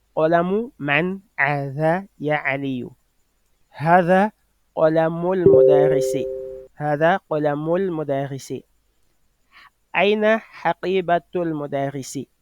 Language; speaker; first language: Arabic; non-native, fluent; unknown